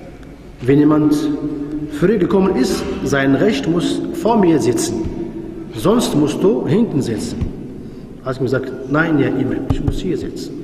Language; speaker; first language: German; non-native, fluent; Arabic